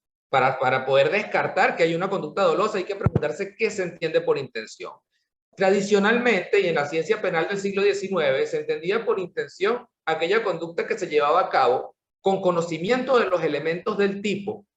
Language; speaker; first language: Spanish; native; Spanish